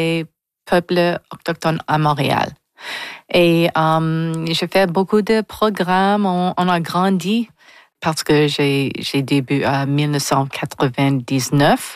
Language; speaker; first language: French; non-native, learner; English